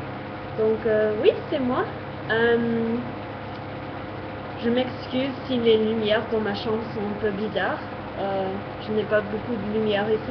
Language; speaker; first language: French; non-native, fluent; English